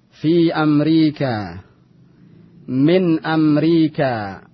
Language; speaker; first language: Arabic; non-native, fluent; Indonesian